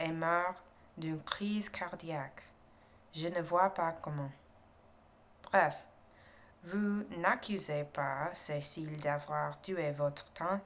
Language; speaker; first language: French; non-native, learner; English